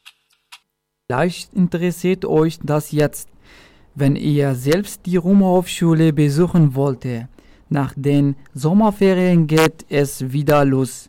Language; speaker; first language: German; non-native, local second language; Arabic